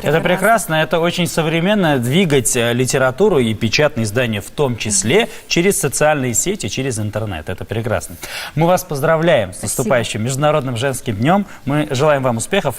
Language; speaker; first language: Russian; native; Russian